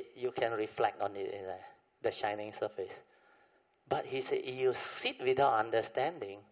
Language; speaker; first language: English; non-native, local second language; Min Nan Chinese